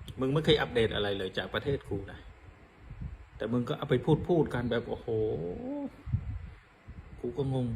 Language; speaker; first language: Thai; non-native, fluent; Khmer